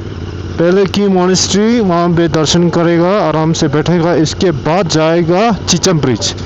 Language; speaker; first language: Hindi; non-native, local second language; Tibetan